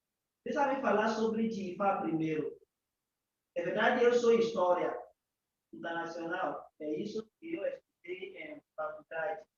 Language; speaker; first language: Portuguese; non-native, learner; Yoruba